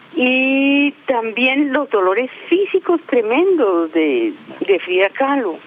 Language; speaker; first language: Spanish; native; Spanish